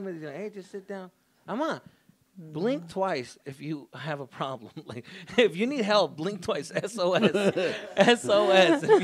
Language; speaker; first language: English; early bilingual, other home language; Spanish